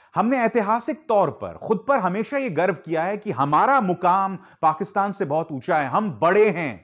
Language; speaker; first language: Hindi; native; Hindi